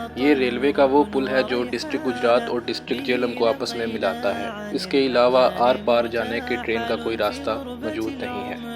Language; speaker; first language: Urdu; non-native, local second language; Punjabi